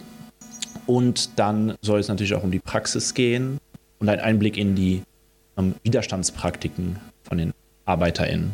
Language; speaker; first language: German; early bilingual, other home language; Romanian